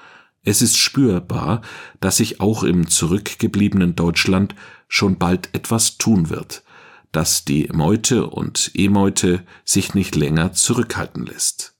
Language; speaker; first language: German; native; German